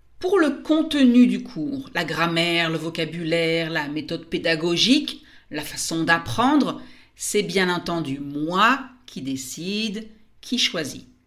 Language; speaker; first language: French; native; French